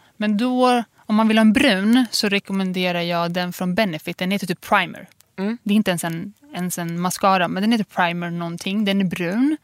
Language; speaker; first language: Swedish; early bilingual, other home language; Kurdish